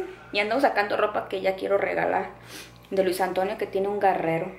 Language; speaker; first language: Spanish; native; Spanish